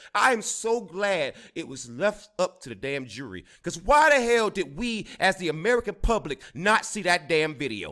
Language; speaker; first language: English; native; English